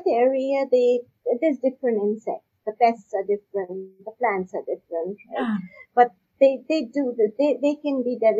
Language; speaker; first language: English; non-native, local second language; Urdu